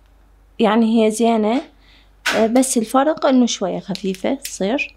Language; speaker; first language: Arabic; native; Arabic